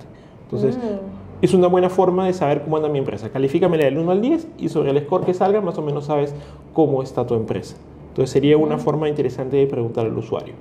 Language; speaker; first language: Spanish; native; Spanish